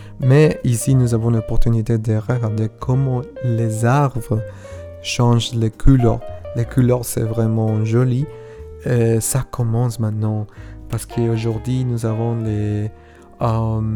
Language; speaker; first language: French; non-native, learner; Spanish